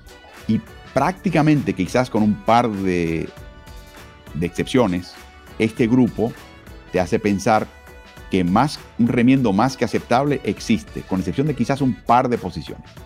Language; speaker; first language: Spanish; native; Spanish